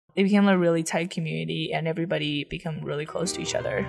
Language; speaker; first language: English; non-native, fluent; Chinese